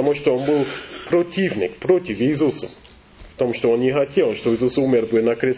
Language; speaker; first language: Russian; non-native, learner; English